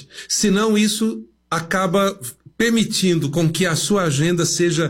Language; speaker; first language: Portuguese; native; Portuguese